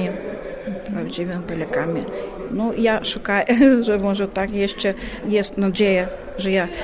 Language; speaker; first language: Polish; non-native, learner; Russian